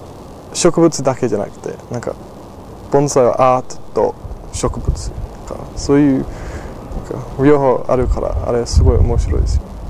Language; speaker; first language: Japanese; non-native, fluent; English